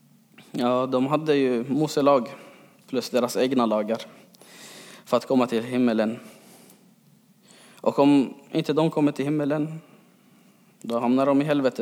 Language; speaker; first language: Swedish; early bilingual, other home language; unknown